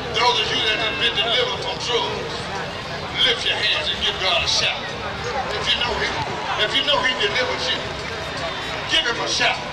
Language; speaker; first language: English; native; English